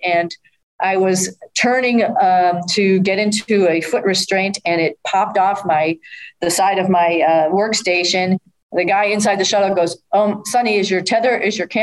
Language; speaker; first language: English; native; English